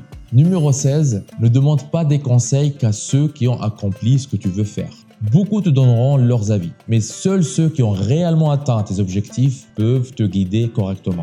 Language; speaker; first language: French; native; French